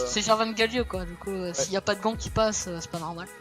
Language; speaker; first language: French; native; French